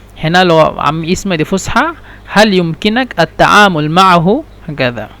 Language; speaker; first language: Egyptian Arabic; non-native, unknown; Bangla